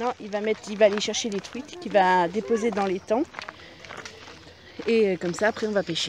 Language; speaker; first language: French; native; French